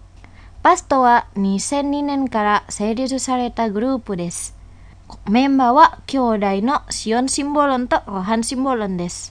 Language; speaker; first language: Japanese; non-native, fluent; Indonesian